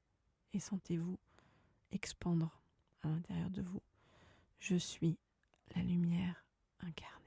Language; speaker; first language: French; native; French